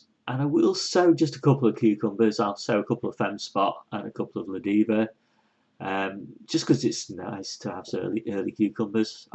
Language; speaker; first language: English; native; English